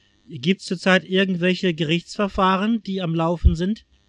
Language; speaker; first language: German; native; German